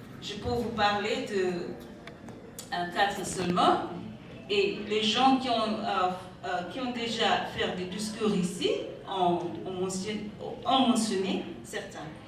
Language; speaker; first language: French; non-native, fluent; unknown